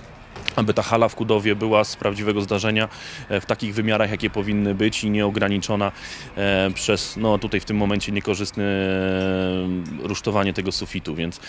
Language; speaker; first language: Polish; native; Polish